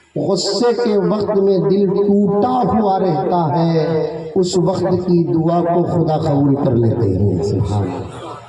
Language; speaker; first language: Urdu; native; Urdu